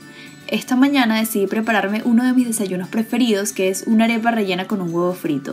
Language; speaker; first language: Spanish; native; Spanish